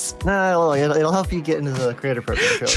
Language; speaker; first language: English; native; English